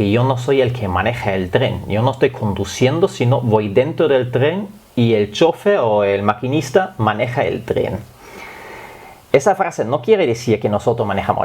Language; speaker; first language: Spanish; non-native, fluent; German